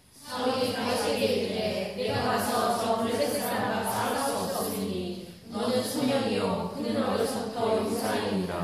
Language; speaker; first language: Korean; native; Korean